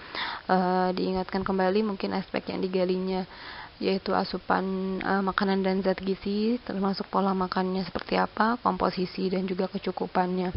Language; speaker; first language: Indonesian; native; Indonesian